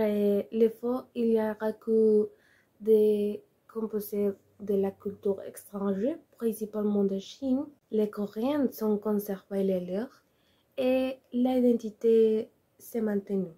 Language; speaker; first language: French; non-native, learner; Spanish